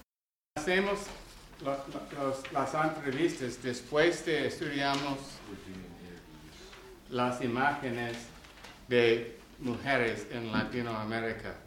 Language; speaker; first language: Spanish; non-native, learner; English